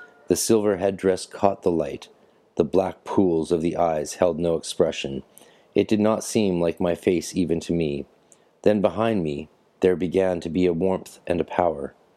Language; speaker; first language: English; native; English